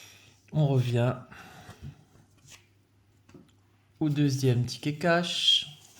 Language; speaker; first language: French; native; French